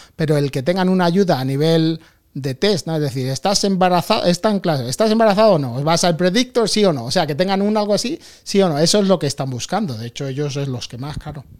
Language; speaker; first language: Spanish; native; Spanish